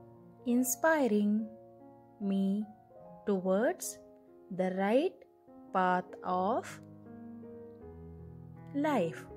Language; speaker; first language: English; non-native, local second language; Kannada